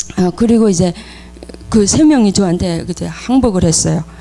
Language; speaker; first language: Korean; native; Korean